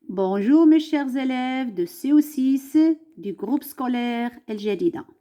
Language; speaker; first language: French; non-native, local second language; Arabic